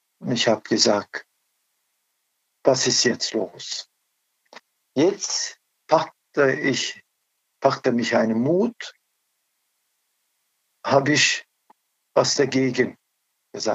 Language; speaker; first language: German; non-native, learner; Turkish